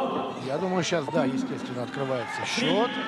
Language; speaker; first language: Russian; native; Russian